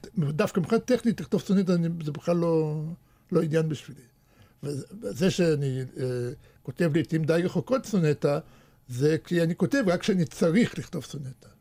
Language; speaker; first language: Hebrew; early bilingual, other home language; Russian